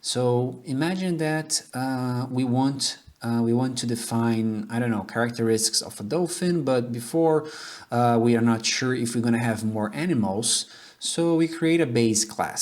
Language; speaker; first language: English; non-native, fluent; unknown